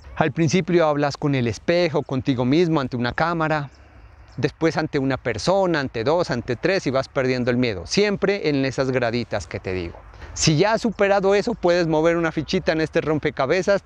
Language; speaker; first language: Spanish; native; Spanish